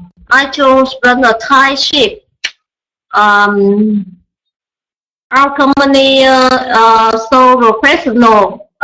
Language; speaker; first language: English; non-native, learner; Vietnamese